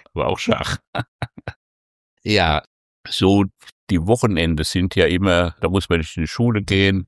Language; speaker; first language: German; native; German